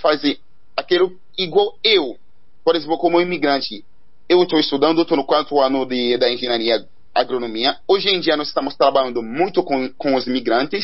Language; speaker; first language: Portuguese; non-native, learner; Haitian Creole